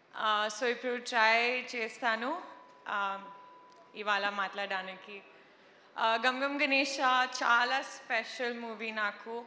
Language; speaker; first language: Telugu; non-native, learner; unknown